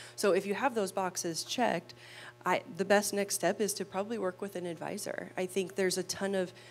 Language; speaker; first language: English; native; English